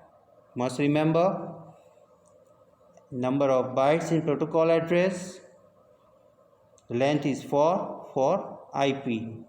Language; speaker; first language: English; non-native, local second language; Gujarati